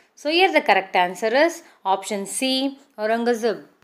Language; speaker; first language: English; non-native, local second language; Tamil